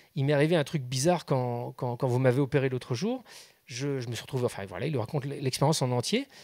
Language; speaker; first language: French; native; French